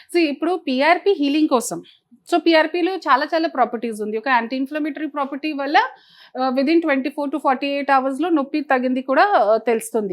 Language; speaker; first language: Telugu; non-native, fluent; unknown